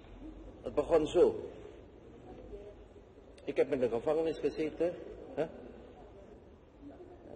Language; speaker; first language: Dutch; non-native, fluent; Indonesian